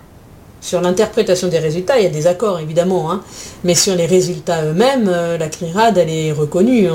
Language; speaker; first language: French; native; French